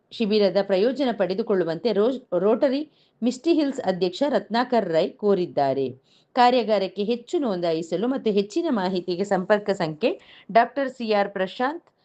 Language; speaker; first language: Kannada; non-native, local second language; Kodava